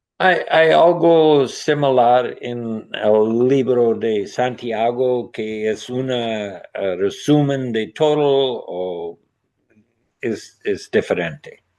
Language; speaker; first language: Spanish; non-native, learner; English